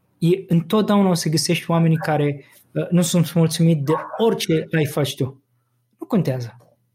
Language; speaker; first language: Romanian; non-native, fluent; Arabic